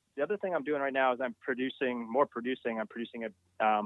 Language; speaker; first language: English; native; English